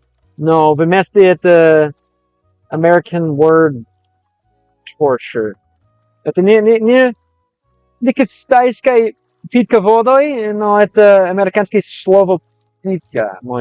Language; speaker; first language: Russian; non-native, learner; English